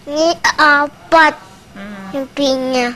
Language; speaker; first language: Indonesian; native; Indonesian